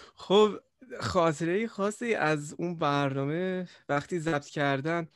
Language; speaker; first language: Persian; early bilingual, other home language; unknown